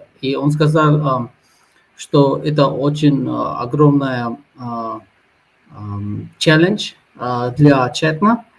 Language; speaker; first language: Russian; non-native, fluent; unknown